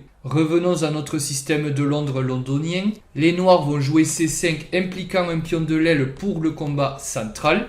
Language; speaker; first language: French; native; French